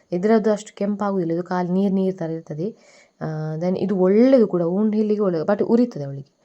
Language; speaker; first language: Kannada; native; Kannada